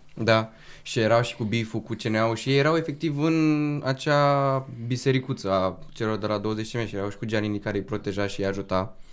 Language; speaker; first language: Romanian; native; Romanian